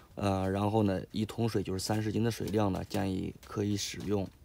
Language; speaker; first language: Chinese; native; Chinese